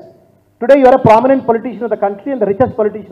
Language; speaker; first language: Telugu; native; Telugu